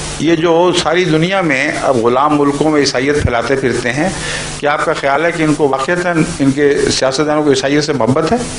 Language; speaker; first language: Urdu; native; Urdu